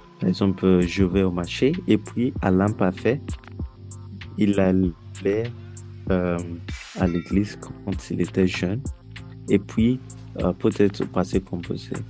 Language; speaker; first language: French; non-native, learner; Yoruba